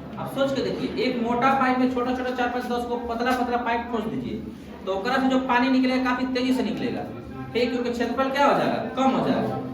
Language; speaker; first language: Hindi; native; Hindi